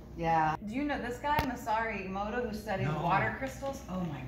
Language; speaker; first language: English; native; English